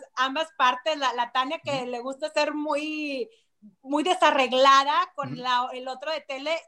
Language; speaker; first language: Spanish; native; Spanish